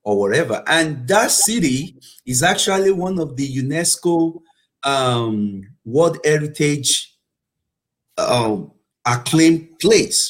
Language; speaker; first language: English; non-native, local second language; Yoruba